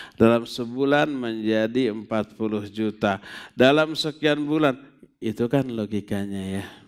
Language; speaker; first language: Indonesian; non-native, local second language; Sundanese